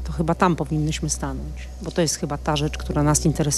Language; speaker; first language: Polish; native; Polish